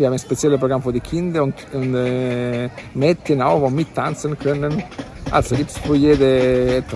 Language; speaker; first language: German; non-native, fluent; Italian